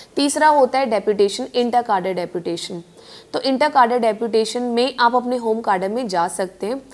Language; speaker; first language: Hindi; native; Hindi